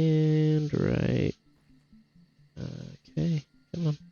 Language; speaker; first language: English; native; English